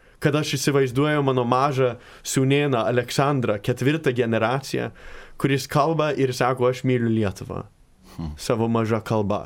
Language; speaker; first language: Lithuanian; early bilingual, heritage; Lithuanian